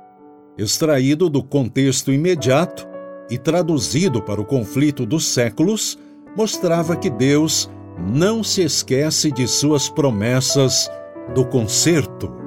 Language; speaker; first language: Portuguese; native; Portuguese